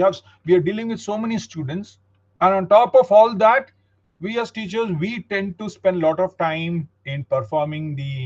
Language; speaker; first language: English; non-native, local second language; Tamil